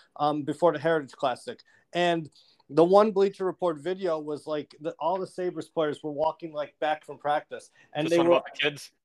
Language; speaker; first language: English; native; English